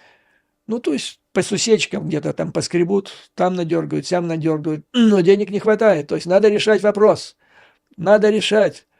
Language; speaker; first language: Russian; native; Russian